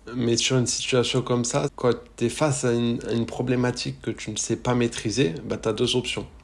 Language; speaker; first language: French; native; French